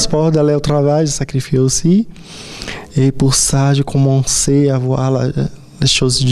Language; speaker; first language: French; non-native, fluent; Portuguese